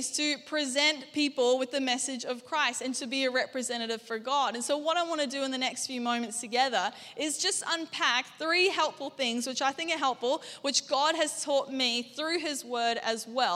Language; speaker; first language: English; native; English